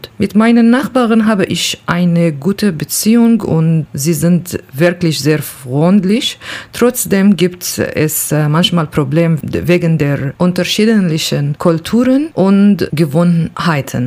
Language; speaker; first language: German; non-native, learner; Kurdish